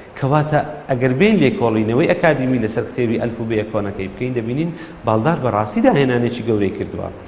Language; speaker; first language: Central Kurdish; native; Central Kurdish